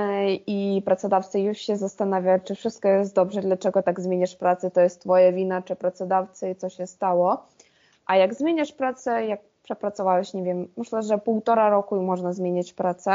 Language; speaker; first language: Polish; non-native, fluent; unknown